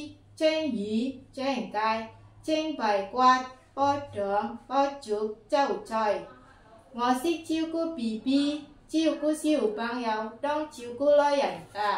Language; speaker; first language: Cantonese; non-native, learner; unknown